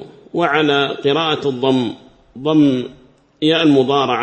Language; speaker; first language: Arabic; native; Arabic